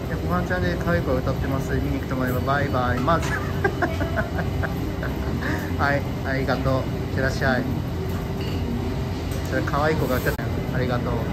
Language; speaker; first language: Japanese; native; Japanese